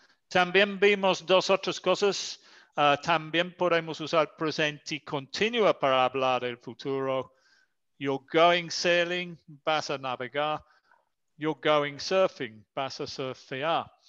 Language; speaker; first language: Spanish; non-native, fluent; English